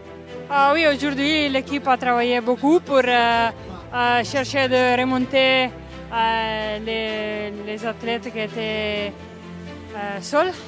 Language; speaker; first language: French; non-native, learner; Italian